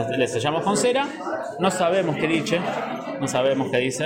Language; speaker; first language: Spanish; native; Spanish